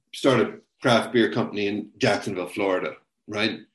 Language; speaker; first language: English; native; English